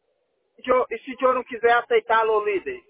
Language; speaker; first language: Spanish; non-native, learner; Portuguese